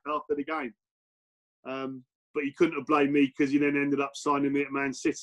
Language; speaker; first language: English; native; English